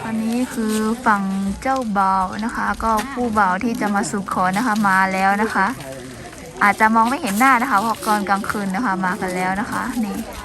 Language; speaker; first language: Thai; native; Thai